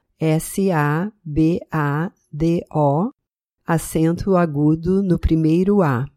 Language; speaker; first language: Portuguese; native; Portuguese